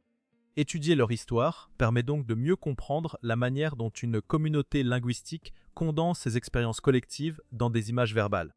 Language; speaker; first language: French; native; French